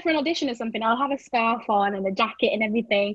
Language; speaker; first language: English; native; English